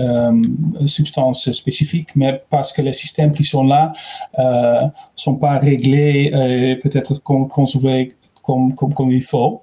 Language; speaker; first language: French; non-native, learner; Dutch